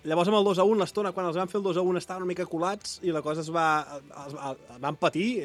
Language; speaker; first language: Catalan; native; Catalan